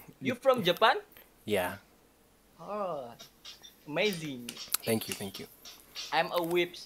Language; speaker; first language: English; non-native, learner; Indonesian